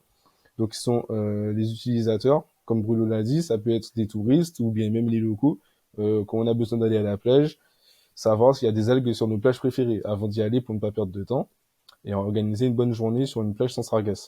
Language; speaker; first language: French; native; French